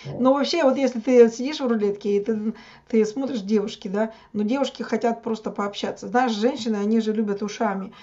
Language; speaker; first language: Russian; native; Russian